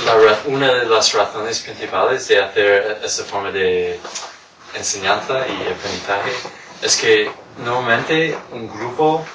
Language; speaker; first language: Spanish; non-native, fluent; English